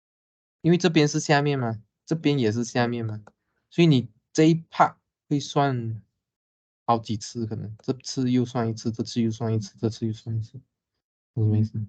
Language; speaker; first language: Chinese; native; Chinese